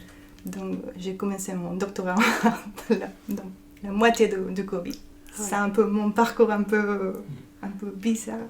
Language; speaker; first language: French; non-native, fluent; Spanish